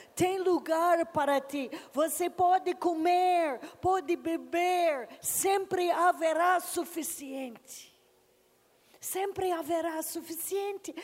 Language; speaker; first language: Portuguese; non-native, learner; English